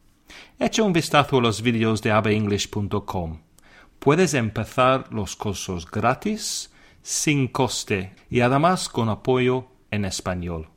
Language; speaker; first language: Spanish; non-native, fluent; English